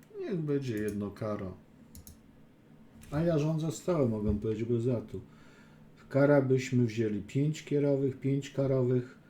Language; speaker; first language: Polish; native; Polish